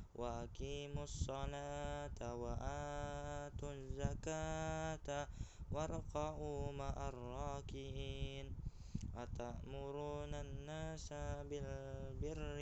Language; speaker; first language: Arabic; non-native, learner; Indonesian